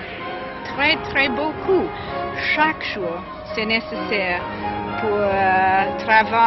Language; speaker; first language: French; non-native, learner; English